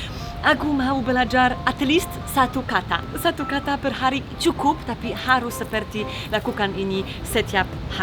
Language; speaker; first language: Indonesian; non-native, fluent; Polish